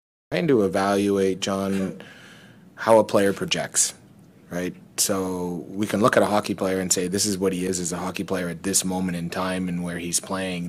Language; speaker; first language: English; native; English